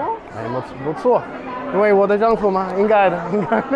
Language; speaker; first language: Chinese; non-native, learner; English